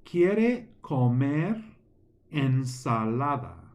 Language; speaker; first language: Spanish; non-native, fluent; English